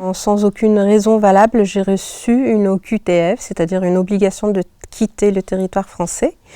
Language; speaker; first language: French; non-native, local second language; Arabic